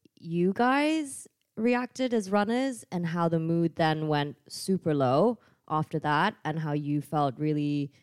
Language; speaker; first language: English; non-native, fluent; Thai